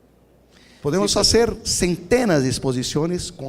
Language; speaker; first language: Spanish; non-native, fluent; Portuguese